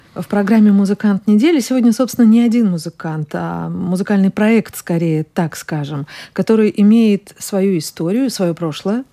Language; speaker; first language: Russian; native; Russian